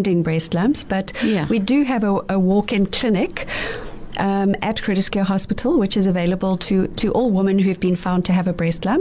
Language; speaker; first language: English; native; English